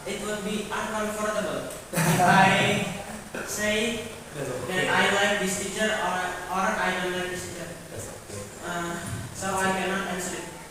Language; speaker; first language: English; non-native, learner; Indonesian